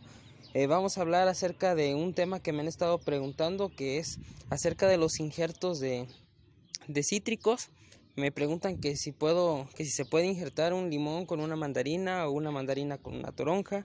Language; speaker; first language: Spanish; native; Spanish